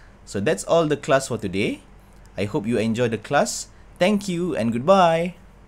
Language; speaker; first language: English; non-native, local second language; Malay